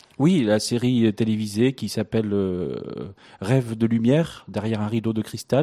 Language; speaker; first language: French; native; French